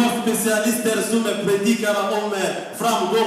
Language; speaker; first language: Swedish; non-native, fluent; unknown